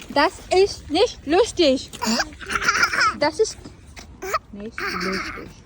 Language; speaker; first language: German; non-native, learner; Bangla